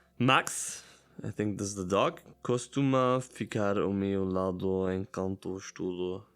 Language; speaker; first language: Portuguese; non-native, learner; German